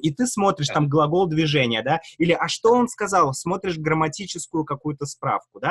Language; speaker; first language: Russian; native; Russian